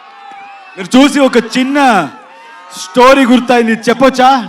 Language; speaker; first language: Telugu; non-native, learner; Kannada